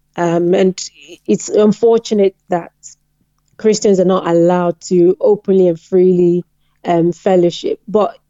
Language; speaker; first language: English; non-native, local second language; Yoruba